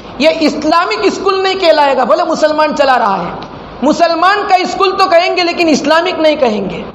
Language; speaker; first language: Urdu; non-native, local second language; Gujarati